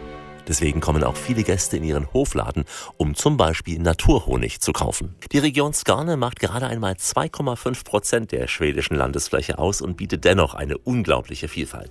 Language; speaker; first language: German; native; German